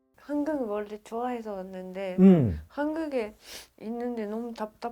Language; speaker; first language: Korean; non-native, learner; Japanese